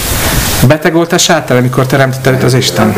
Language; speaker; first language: Hungarian; non-native, fluent; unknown